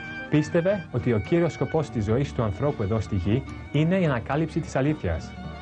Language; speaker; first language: Greek; native; Greek